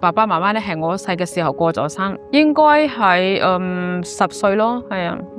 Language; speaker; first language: Cantonese; non-native, fluent; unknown